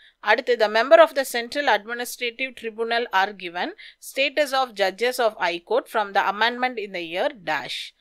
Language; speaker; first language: English; non-native, local second language; Tamil